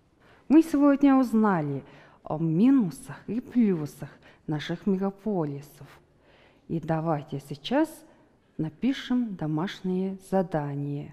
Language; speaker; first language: Russian; non-native, fluent; Mongolian